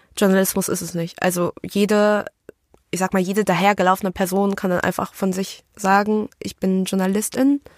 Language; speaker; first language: German; early bilingual, other home language; Vietnamese